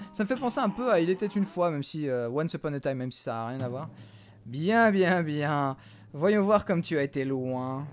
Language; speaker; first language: French; native; French